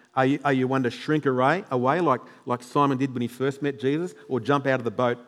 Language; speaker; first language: English; native; English